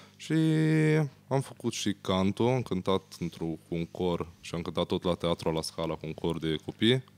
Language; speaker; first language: Romanian; non-native, fluent; Italian